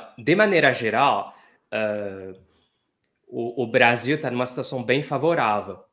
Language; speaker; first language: Portuguese; non-native, fluent; French